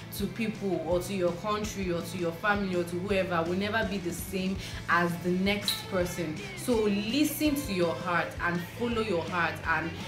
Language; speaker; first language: English; non-native, local second language; Igbo